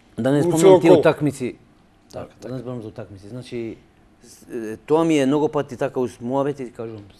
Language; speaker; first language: Macedonian; non-native, local second language; Albanian